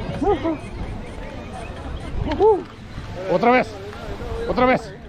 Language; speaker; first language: Spanish; non-native, learner; Korean